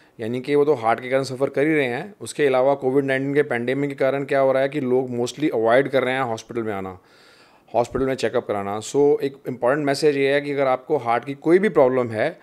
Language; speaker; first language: Hindi; non-native, local second language; Punjabi